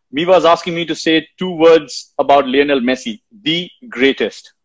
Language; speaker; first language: English; non-native, local second language; Hindi